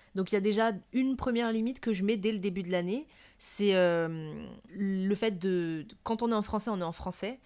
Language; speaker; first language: French; non-native, local second language; Malagasy